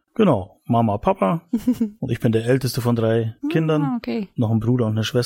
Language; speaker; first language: German; native; German